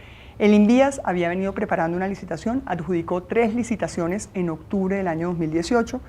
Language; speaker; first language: Spanish; native; Spanish